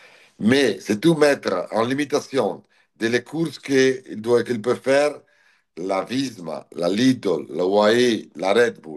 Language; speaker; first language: French; non-native, learner; Italian